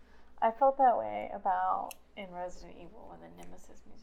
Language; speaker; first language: English; native; English